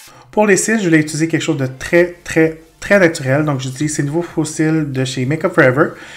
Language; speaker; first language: French; native; French